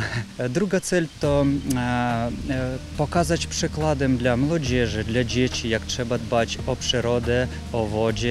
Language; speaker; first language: Polish; non-native, learner; Ukrainian